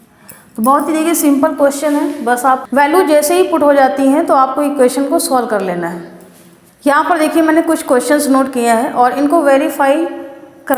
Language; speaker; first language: Hindi; native; Hindi